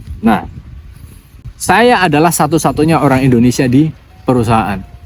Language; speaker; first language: Indonesian; non-native, local second language; Javanese